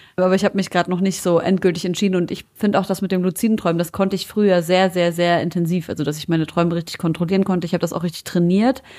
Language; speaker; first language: German; early bilingual, other home language; Arabic